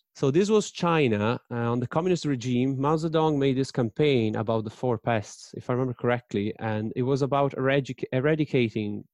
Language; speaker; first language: English; non-native, fluent; Italian